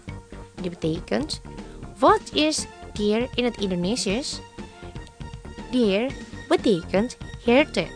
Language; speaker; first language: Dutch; non-native, fluent; Indonesian